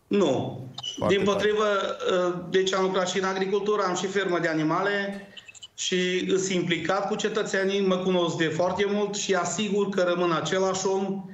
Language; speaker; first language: Romanian; native; Romanian